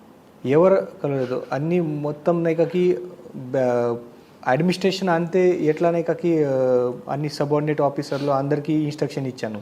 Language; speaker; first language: Telugu; non-native, fluent; Marathi